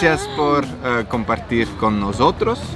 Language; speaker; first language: Spanish; non-native, learner; French